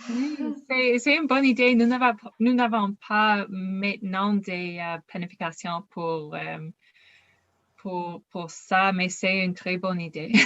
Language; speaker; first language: French; non-native, learner; English